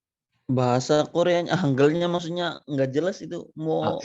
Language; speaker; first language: Indonesian; native; Indonesian